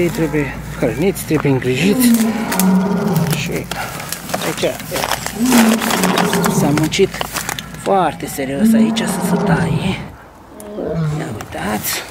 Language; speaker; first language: Romanian; native; Romanian